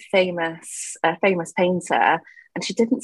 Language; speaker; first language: English; native; English